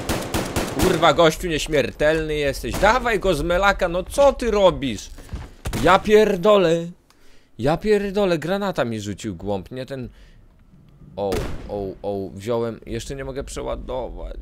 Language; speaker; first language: Polish; native; Polish